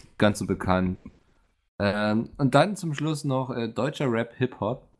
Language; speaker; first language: German; native; German